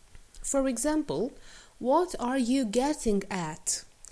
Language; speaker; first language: English; non-native, fluent; Romanian